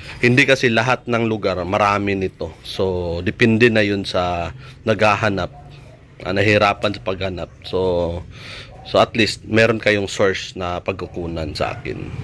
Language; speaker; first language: Filipino; non-native, local second language; Cebuano